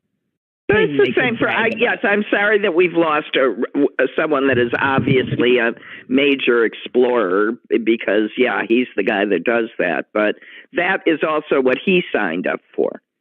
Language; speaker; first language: English; native; English